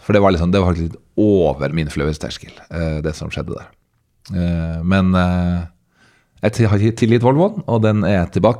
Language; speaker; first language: Norwegian; native; Norwegian